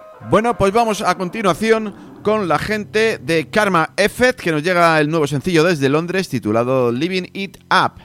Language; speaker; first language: Spanish; native; Spanish